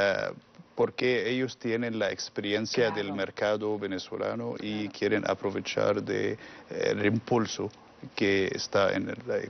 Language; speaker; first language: Spanish; non-native, learner; Arabic